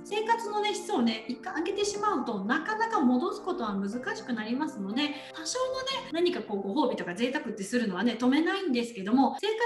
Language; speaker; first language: Japanese; native; Japanese